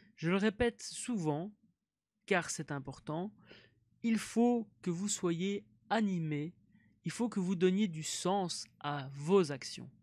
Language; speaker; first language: French; native; French